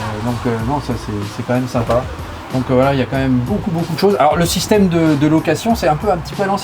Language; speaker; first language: French; native; French